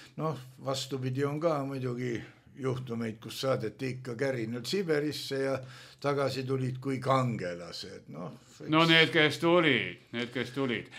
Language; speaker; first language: Estonian; native; Estonian